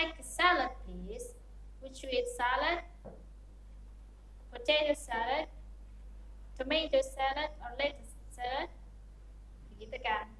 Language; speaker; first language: English; non-native, fluent; Indonesian